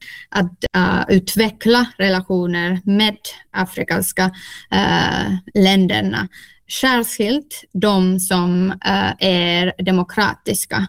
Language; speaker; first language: Swedish; non-native, local second language; Finnish